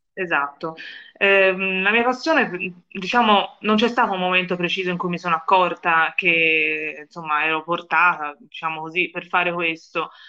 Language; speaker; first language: Italian; native; Italian